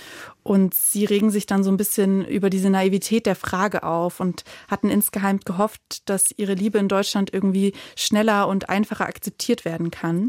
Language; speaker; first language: German; native; German